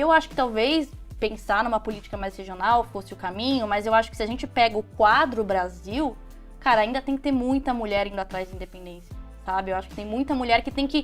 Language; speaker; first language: Portuguese; native; Portuguese